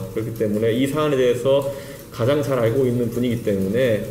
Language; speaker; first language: Korean; native; Korean